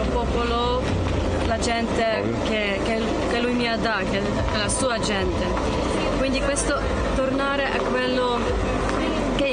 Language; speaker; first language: Italian; non-native, learner; Ukrainian